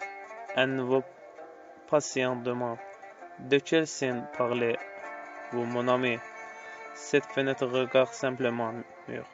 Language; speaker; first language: French; non-native, fluent; Azerbaijani